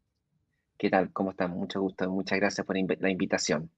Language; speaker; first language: Spanish; native; Spanish